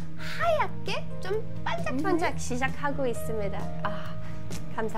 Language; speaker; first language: Korean; non-native, learner; English